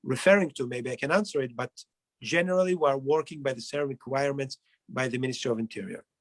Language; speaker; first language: English; non-native, fluent; Hebrew